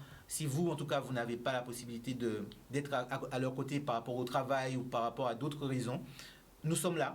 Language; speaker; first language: French; native; French